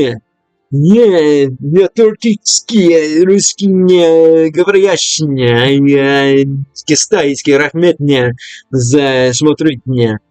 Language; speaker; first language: Russian; non-native, learner; English